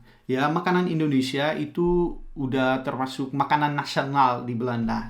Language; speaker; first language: Indonesian; early bilingual, heritage; Dutch